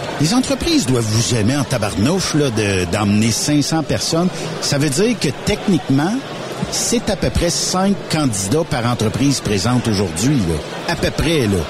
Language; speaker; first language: French; native; French